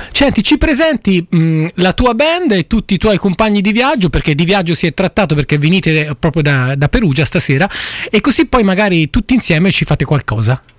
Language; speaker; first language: Italian; native; Italian